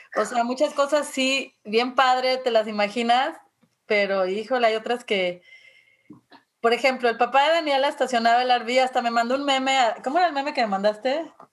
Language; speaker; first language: Spanish; native; Spanish